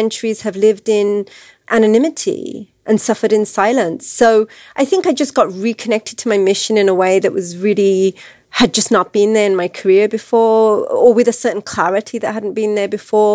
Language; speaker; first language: English; native; English